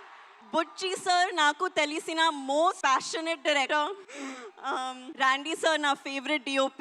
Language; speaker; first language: Telugu; non-native, learner; Hindi